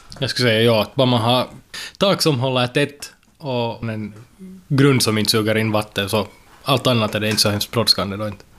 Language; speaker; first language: Swedish; native; Swedish